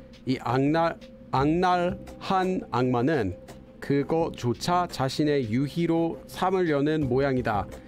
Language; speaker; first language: Korean; non-native, fluent; English